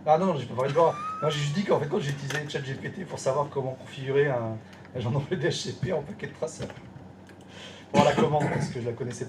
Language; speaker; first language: French; native; French